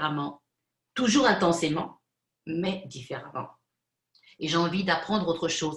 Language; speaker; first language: French; non-native, fluent; Spanish